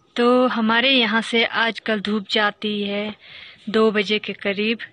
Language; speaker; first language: Hindi; non-native, local second language; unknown